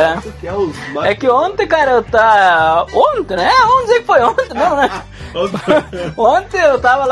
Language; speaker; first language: Portuguese; native; Portuguese